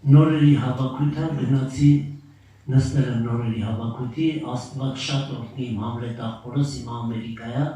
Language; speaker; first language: Armenian; native; Armenian